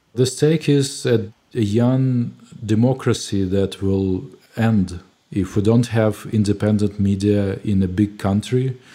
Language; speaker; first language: English; non-native, fluent; Ukrainian